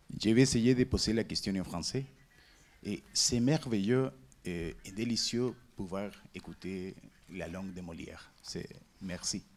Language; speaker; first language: French; non-native, learner; Spanish